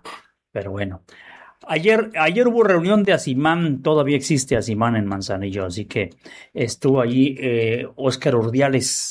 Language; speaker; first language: Spanish; native; Spanish